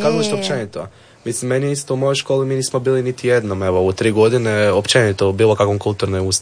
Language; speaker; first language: Serbian; native; Serbian